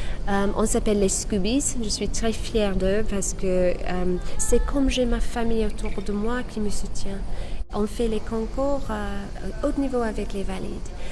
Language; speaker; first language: French; non-native, fluent; English